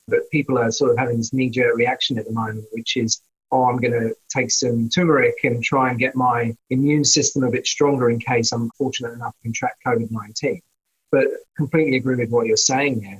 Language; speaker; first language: English; native; English